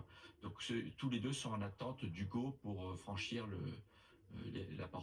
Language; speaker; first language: French; native; French